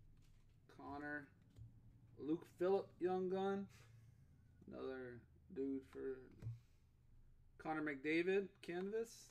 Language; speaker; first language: English; native; English